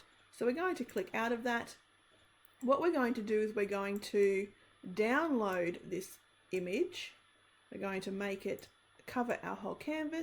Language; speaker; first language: English; native; English